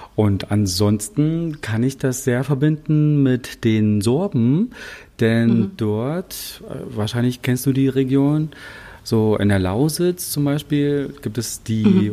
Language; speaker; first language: German; native; German